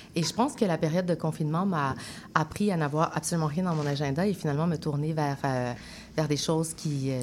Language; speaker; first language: French; native; French